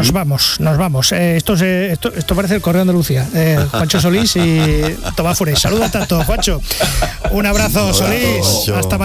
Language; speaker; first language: Spanish; native; Spanish